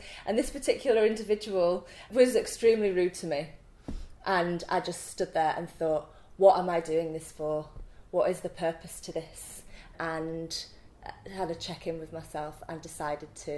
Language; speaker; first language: English; native; English